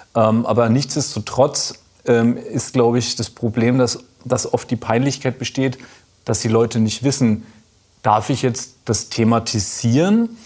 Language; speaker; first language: German; native; German